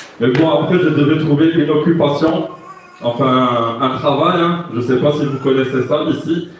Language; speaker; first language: French; non-native, local second language; Arabic